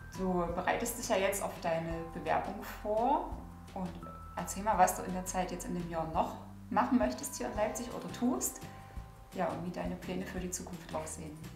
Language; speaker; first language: German; native; German